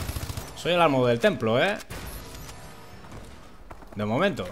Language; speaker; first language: Spanish; native; Spanish